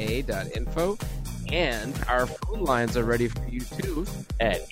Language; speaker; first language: English; native; English